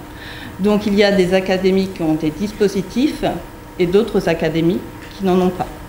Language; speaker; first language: French; native; French